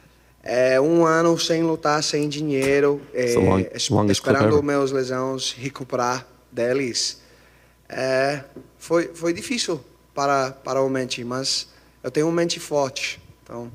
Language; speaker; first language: Portuguese; non-native, learner; English